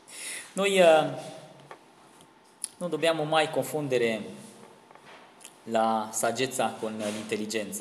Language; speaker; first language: Italian; non-native, fluent; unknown